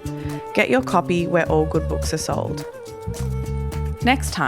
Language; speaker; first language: English; native; English